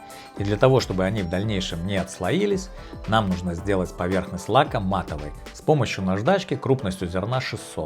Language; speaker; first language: Russian; native; Russian